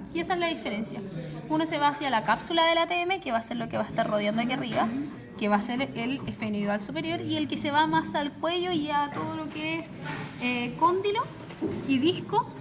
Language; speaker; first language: Spanish; native; Spanish